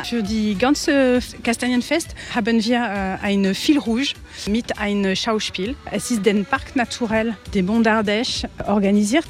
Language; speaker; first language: German; non-native, learner; French